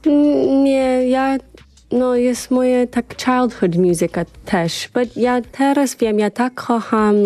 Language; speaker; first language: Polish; non-native, learner; English